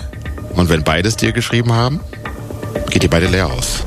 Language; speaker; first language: German; native; German